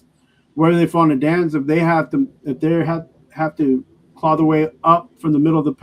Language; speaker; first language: English; native; English